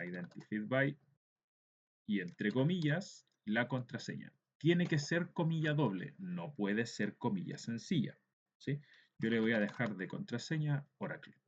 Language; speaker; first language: Spanish; native; Spanish